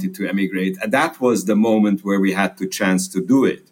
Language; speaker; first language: English; non-native, fluent; Hungarian